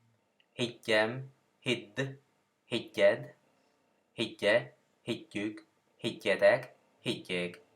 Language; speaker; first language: Hungarian; non-native, learner; Spanish